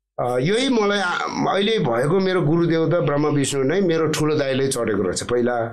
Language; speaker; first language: Nepali; non-native, local second language; Eastern Tamang